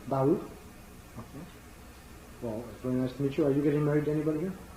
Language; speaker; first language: English; native; English